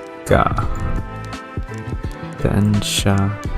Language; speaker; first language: Japanese; non-native, learner; English